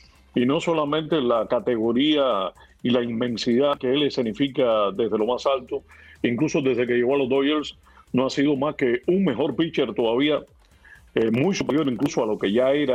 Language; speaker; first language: Spanish; native; Spanish